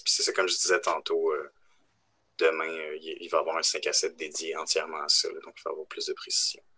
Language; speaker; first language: French; native; French